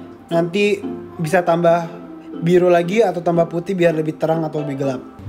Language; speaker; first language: Indonesian; early bilingual, heritage; Indonesian